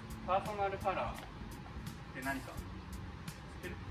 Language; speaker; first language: Japanese; native; Japanese